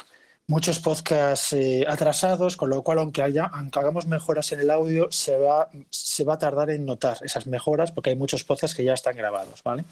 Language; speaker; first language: Spanish; native; Spanish